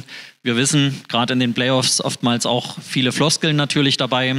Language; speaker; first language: German; native; German